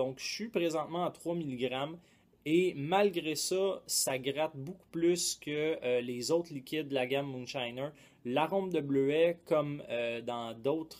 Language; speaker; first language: French; native; French